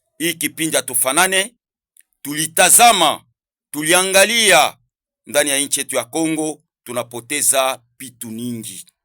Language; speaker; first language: Swahili; native; Swahili